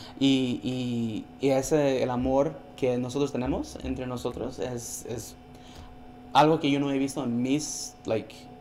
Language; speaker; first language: Spanish; early bilingual, heritage; Spanish